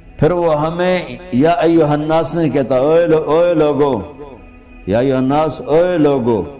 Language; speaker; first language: Urdu; non-native, local second language; Punjabi